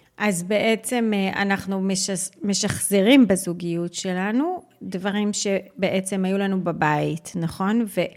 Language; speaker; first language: Hebrew; native; Hebrew